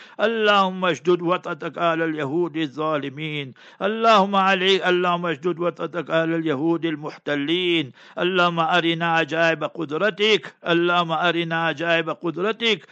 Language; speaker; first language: Arabic; non-native, fluent; English